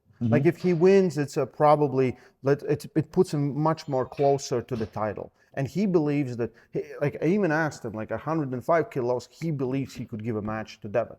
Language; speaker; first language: English; non-native, fluent; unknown